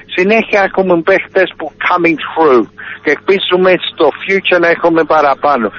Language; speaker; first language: Greek; early bilingual, heritage; Greek